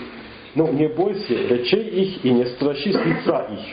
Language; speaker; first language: Russian; non-native, fluent; English